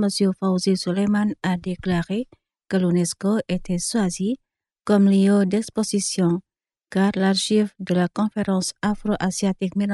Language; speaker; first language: French; non-native, fluent; Indonesian